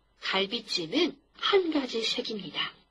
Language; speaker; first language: Korean; non-native, fluent; Chinese